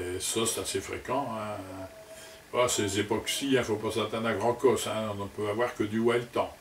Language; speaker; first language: French; native; French